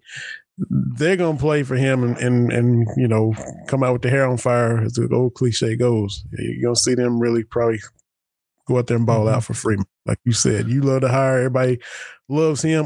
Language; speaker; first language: English; native; English